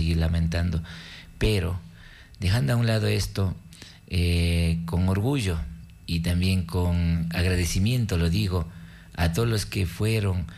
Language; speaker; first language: Spanish; native; Spanish